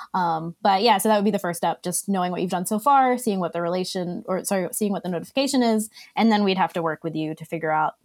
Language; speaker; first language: English; native; English